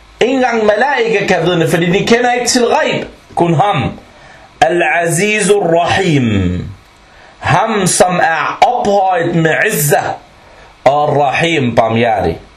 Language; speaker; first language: Danish; early bilingual, other home language; Arabic